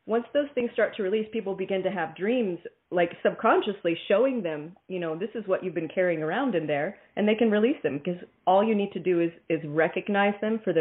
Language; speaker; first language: English; native; English